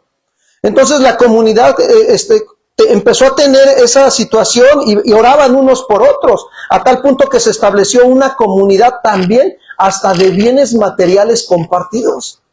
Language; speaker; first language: Spanish; native; Spanish